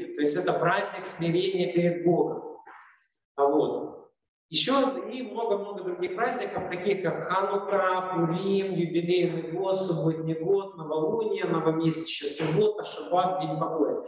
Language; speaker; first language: Russian; native; Russian